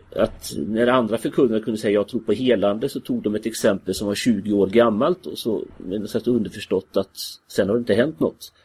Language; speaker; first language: Swedish; native; Swedish